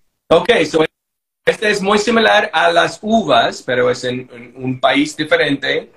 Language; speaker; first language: Spanish; non-native, learner; English